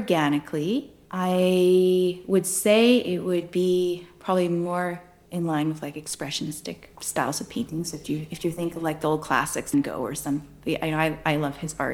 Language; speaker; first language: English; native; English